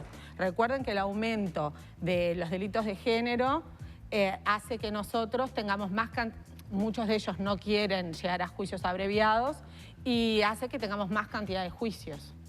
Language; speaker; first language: Spanish; native; Spanish